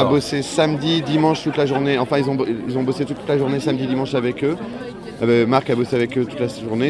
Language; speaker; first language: French; native; French